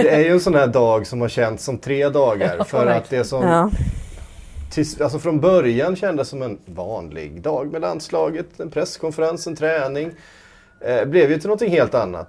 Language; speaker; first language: Swedish; native; Swedish